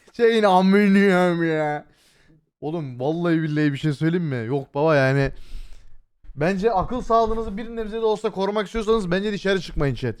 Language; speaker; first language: Turkish; native; Turkish